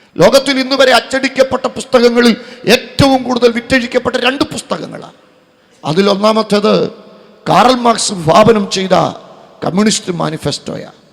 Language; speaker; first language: Malayalam; native; Malayalam